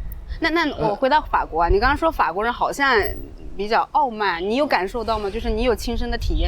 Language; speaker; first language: Chinese; native; Chinese